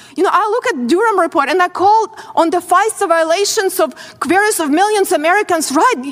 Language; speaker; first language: English; non-native, fluent; Ukrainian